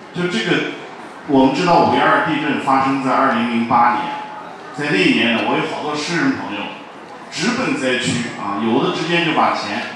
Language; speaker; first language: Chinese; native; Chinese